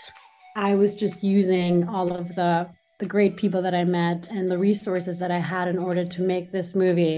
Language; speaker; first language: English; non-native, fluent; German